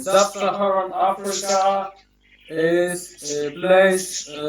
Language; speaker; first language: English; non-native, learner; Polish